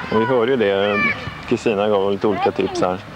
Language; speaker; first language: Swedish; native; Swedish